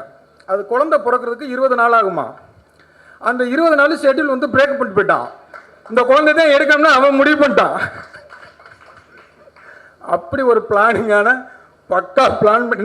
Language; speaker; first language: Tamil; native; Tamil